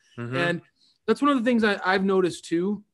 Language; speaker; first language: English; native; English